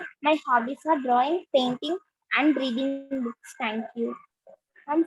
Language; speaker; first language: English; non-native, learner; Tamil